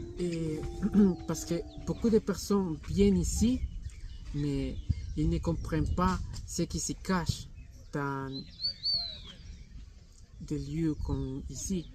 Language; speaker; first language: French; non-native, learner; Spanish